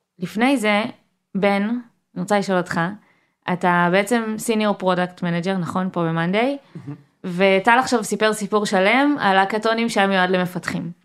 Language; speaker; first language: Hebrew; native; Hebrew